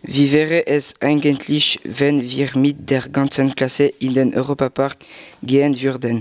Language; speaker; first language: German; non-native, learner; French